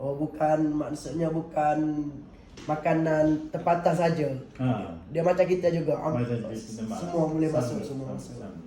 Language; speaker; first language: Malay; native; Malay